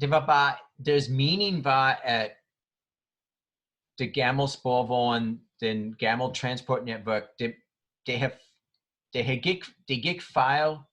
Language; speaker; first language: Danish; non-native, fluent; English